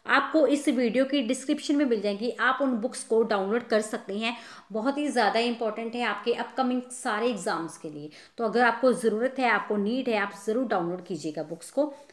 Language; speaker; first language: Hindi; non-native, local second language; Punjabi